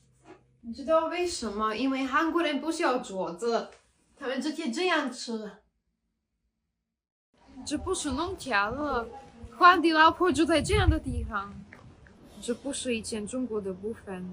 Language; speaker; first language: Chinese; non-native, fluent; Slovak